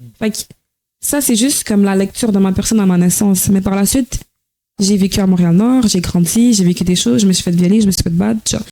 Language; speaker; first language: French; native; French